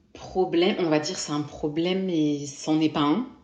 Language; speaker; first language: French; native; French